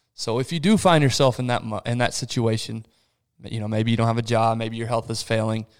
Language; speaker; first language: English; early bilingual, other home language; Portuguese